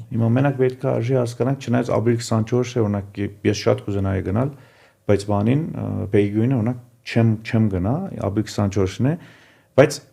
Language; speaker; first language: Armenian; early bilingual, heritage; Armenian